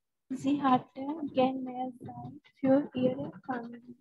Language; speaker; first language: German; non-native, learner; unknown